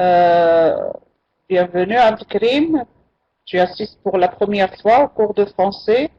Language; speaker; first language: French; non-native, local second language; Arabic